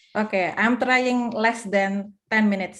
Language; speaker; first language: English; non-native, fluent; Indonesian